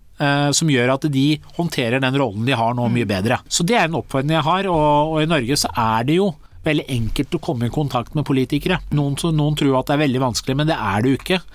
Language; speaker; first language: Norwegian; early bilingual, other home language; Persian